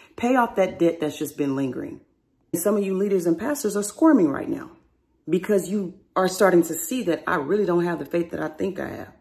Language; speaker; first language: English; native; English